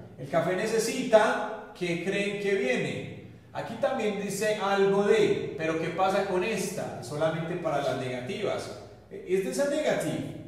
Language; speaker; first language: Spanish; native; Spanish